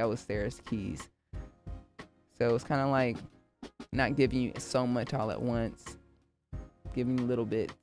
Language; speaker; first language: English; native; English